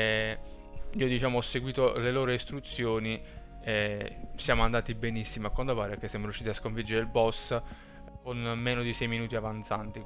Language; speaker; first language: Italian; native; Italian